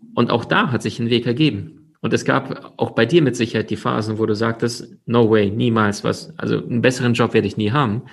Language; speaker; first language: German; early bilingual, other home language; Ukrainian